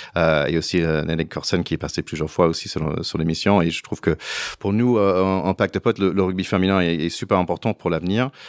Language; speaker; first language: French; non-native, fluent; English